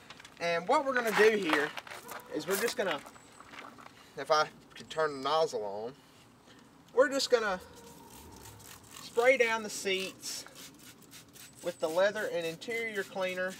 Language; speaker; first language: English; native; English